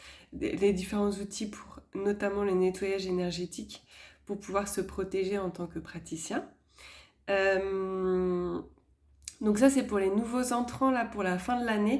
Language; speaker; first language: French; native; French